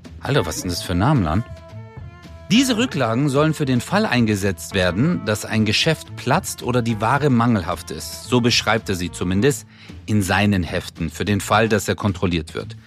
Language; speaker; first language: German; early bilingual, other home language; Turkish